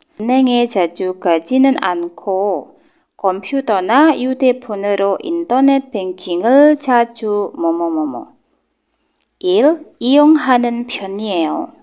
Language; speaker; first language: Korean; non-native, learner; Indonesian